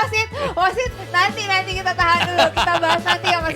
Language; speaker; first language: Indonesian; native; Indonesian